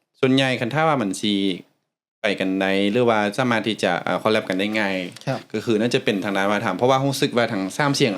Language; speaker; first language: Thai; native; Thai